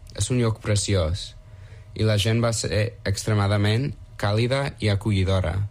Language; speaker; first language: Catalan; non-native, fluent; English